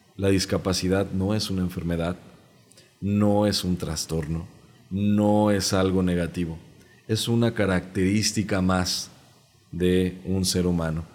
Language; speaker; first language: Spanish; non-native, local second language; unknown